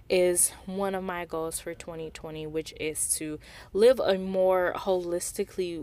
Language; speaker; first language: English; native; English